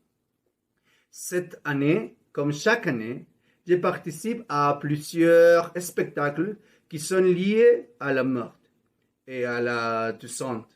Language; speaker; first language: French; non-native, learner; Spanish